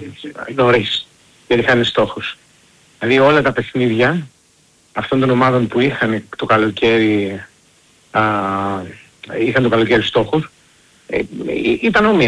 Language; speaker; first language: Greek; native; Greek